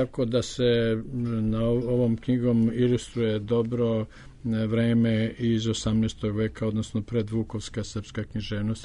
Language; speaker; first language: Serbian; native; Serbian